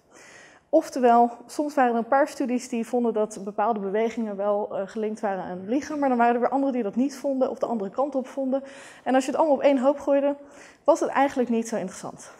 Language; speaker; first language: Dutch; native; Dutch